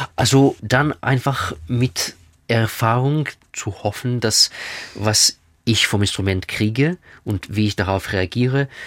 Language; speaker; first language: German; non-native, fluent; Russian